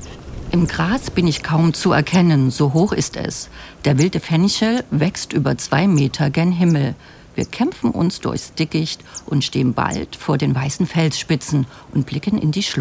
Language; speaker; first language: German; native; German